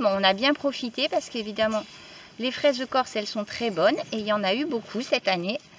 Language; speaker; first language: French; native; French